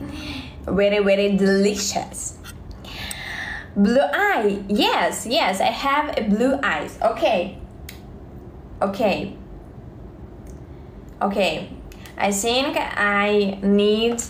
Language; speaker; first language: English; non-native, learner; Russian